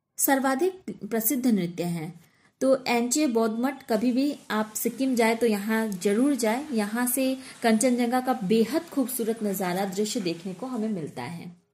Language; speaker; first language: Hindi; native; Hindi